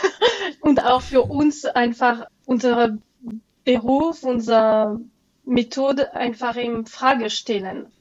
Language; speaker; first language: German; non-native, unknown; French